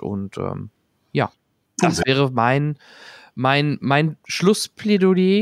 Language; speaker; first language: German; native; German